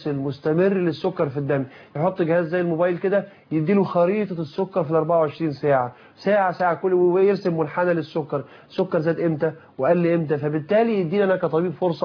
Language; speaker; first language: Arabic; native; Arabic